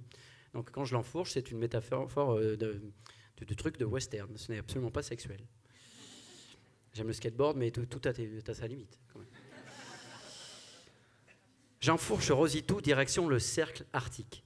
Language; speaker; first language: French; native; French